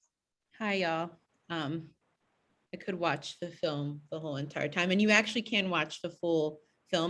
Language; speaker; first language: English; native; English